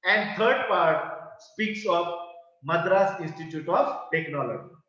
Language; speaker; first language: English; non-native, local second language; Marathi